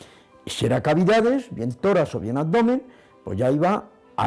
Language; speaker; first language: Spanish; native; Spanish